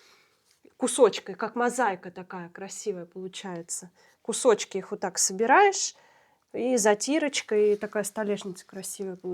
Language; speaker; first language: Russian; native; Russian